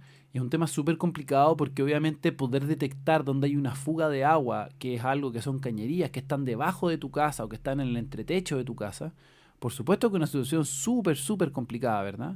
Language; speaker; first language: Spanish; native; Spanish